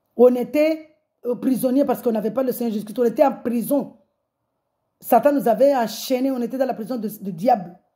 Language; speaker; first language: French; non-native, local second language; Comorian